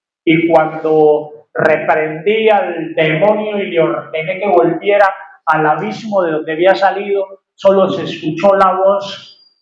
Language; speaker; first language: Spanish; native; Spanish